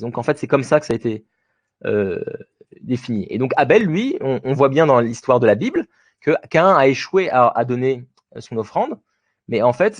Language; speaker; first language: French; native; French